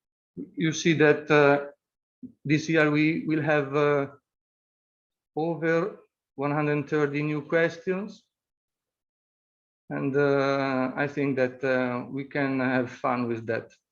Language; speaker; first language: English; non-native, fluent; Italian